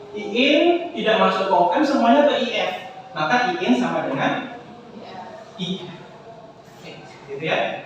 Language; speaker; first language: Indonesian; native; Indonesian